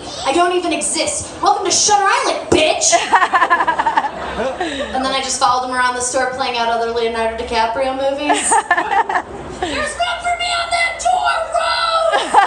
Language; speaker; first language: English; native; English